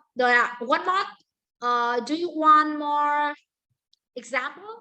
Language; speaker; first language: English; non-native, learner; Vietnamese